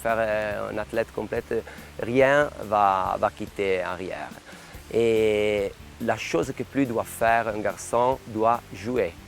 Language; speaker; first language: French; non-native, local second language; Italian